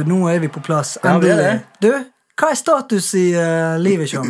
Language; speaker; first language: Norwegian; native; Norwegian